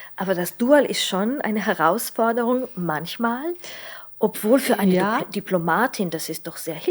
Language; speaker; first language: German; non-native, fluent; Slovenian